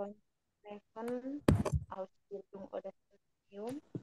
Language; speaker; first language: German; non-native, learner; Indonesian